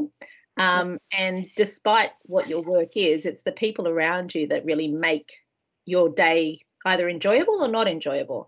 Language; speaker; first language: English; native; English